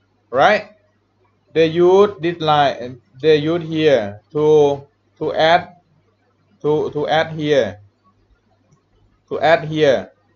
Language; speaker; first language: English; non-native, learner; Thai